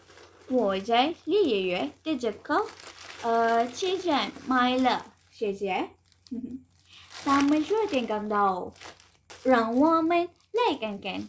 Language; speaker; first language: Chinese; non-native, learner; Malay